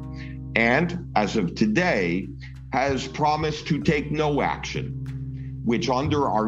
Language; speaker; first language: English; native; English